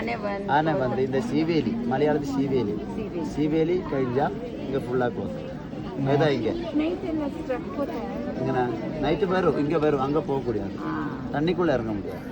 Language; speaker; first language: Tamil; non-native, learner; Malayalam